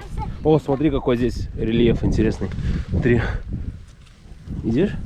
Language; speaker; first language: Russian; native; Russian